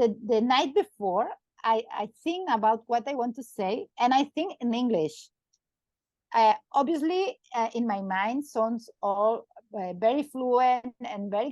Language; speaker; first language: English; non-native, learner; Catalan